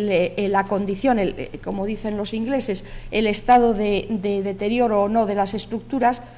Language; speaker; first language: Spanish; native; Spanish